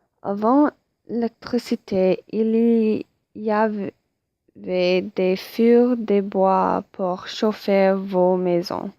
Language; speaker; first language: French; non-native, learner; English